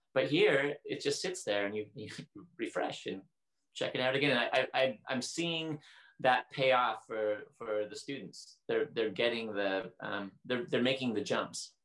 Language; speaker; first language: English; native; English